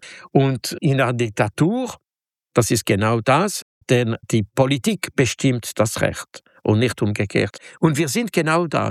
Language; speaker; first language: German; non-native, local second language; French